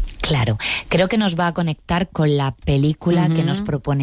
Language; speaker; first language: Spanish; native; Spanish